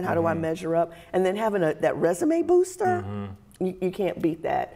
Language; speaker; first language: English; native; English